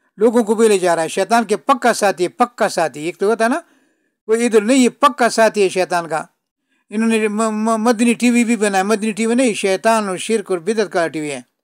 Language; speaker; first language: Urdu; non-native, local second language; Pashto